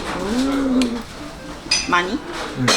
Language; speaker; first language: Korean; non-native, learner; Filipino